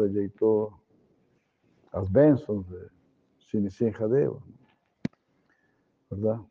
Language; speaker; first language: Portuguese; non-native, fluent; Spanish